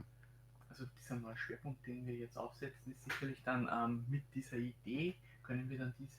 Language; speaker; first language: German; native; German